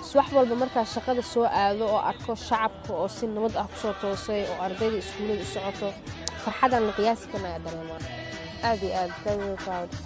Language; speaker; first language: Somali; early bilingual, heritage; Somali